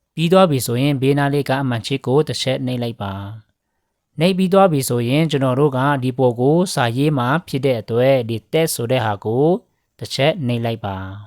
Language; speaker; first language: Burmese; non-native, local second language; Pa'o Karen